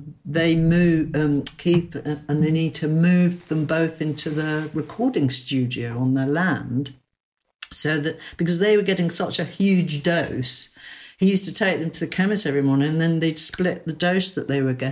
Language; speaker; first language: English; native; English